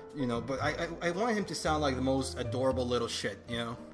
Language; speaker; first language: English; non-native, fluent; Spanish